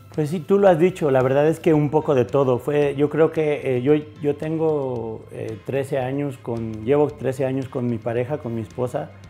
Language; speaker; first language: Spanish; native; Spanish